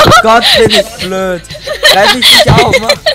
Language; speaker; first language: German; native; German